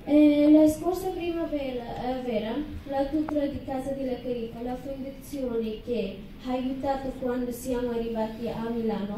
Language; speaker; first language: Italian; non-native, learner; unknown